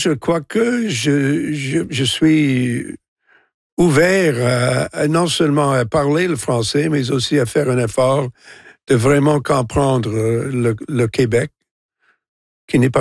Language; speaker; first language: French; non-native, local second language; English